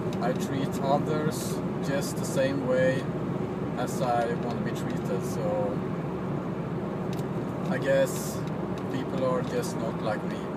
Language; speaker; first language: English; non-native, fluent; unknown